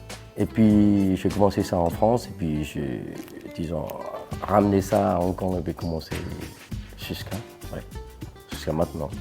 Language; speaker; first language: French; non-native, fluent; Cantonese